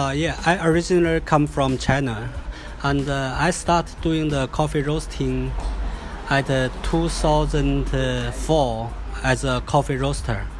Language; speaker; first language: English; non-native, fluent; Chinese